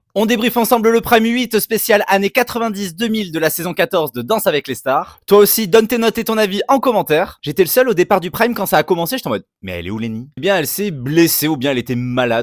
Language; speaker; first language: French; native; French